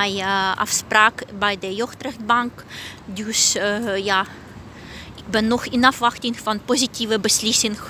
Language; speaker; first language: Dutch; non-native, fluent; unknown